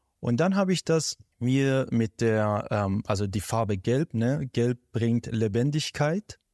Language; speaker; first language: German; non-native, fluent; Persian